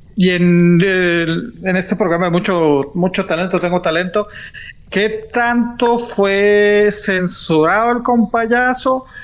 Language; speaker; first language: Spanish; native; Spanish